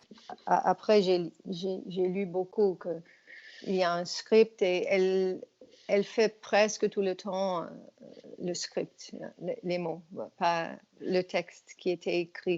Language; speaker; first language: French; non-native, fluent; English